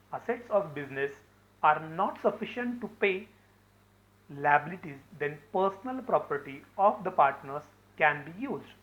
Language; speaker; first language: English; non-native, local second language; Marathi